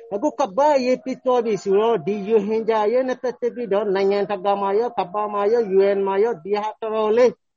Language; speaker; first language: Burmese; non-native, local second language; Rohingya